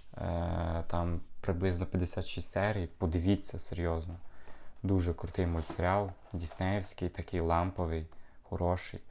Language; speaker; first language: Ukrainian; non-native, local second language; Russian